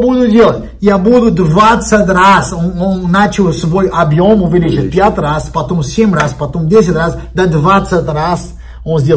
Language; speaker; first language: Russian; non-native, learner; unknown